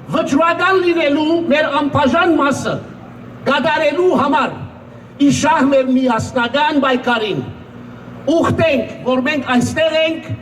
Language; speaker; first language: Armenian; early bilingual, other home language; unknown